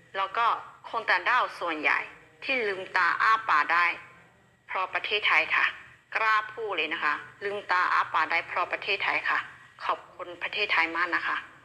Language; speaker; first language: Thai; non-native, fluent; Karen languages